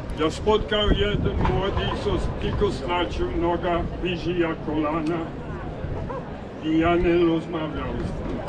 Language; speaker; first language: Polish; non-native, learner; English